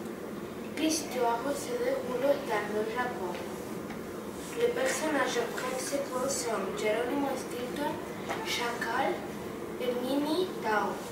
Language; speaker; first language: French; non-native, learner; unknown